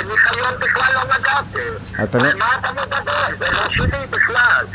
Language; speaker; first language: Hebrew; non-native, learner; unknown